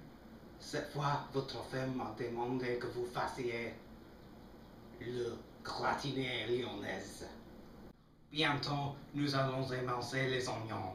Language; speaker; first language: French; non-native, learner; English